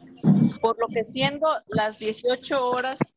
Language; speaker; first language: Spanish; native; Spanish